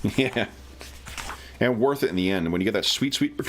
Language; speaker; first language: English; native; English